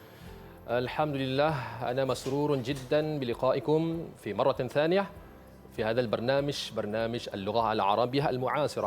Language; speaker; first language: Arabic; non-native, fluent; Malay